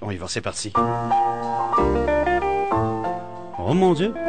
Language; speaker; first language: French; native; French